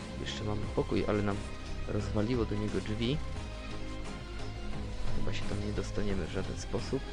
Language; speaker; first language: Polish; native; Polish